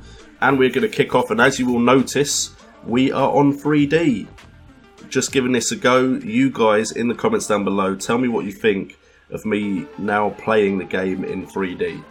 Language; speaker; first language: English; native; English